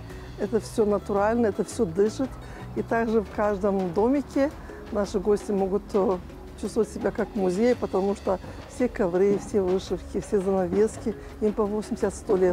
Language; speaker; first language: Russian; non-native, local second language; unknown